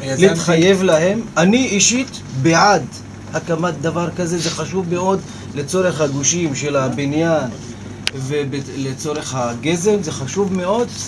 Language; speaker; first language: Hebrew; non-native, local second language; Arabic